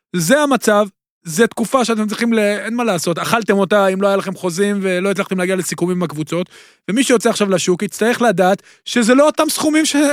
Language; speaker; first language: Hebrew; native; Hebrew